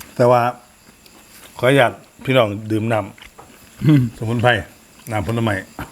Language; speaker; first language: Thai; native; Thai